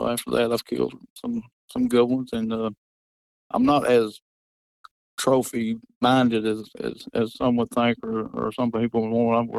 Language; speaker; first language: English; native; English